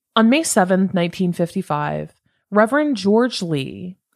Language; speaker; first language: English; native; English